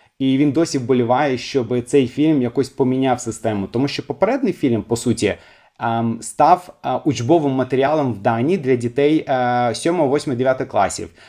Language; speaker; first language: Ukrainian; non-native, fluent; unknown